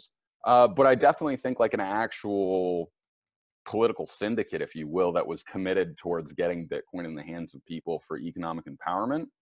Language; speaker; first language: English; native; English